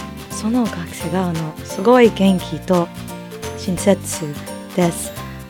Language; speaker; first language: Japanese; non-native, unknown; English